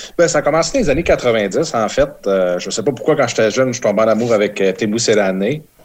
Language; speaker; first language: French; native; French